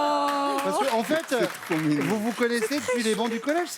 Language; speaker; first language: French; native; French